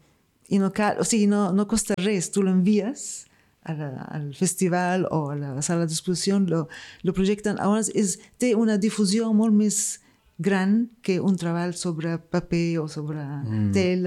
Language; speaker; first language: Catalan; non-native, fluent; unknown